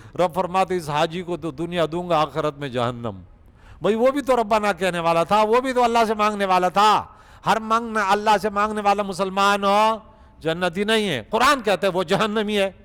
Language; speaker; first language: Urdu; non-native, local second language; Pashto